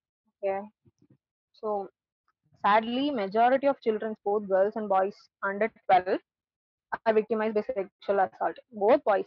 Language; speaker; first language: English; non-native, local second language; Tamil